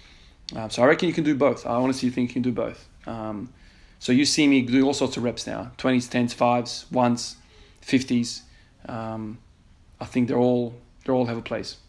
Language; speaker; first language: English; native; English